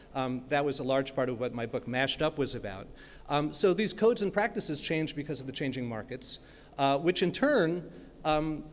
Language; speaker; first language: English; native; English